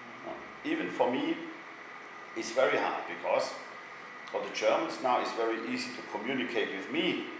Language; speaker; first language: English; non-native, fluent; German